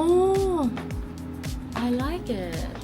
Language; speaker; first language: English; non-native, learner; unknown